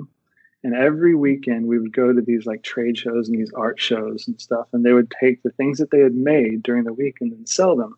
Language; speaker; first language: English; native; English